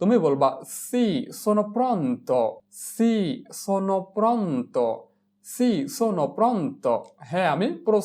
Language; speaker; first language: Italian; non-native, fluent; Bangla